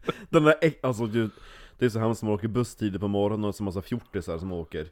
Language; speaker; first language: Swedish; native; Swedish